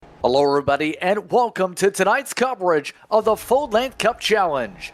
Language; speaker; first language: English; native; English